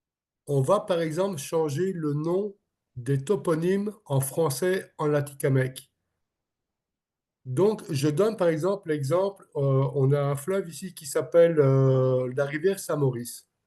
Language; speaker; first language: French; non-native, local second language; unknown